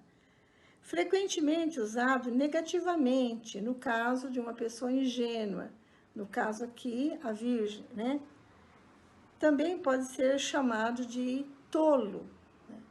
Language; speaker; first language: Portuguese; native; Portuguese